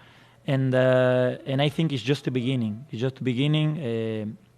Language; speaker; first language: English; non-native, fluent; Spanish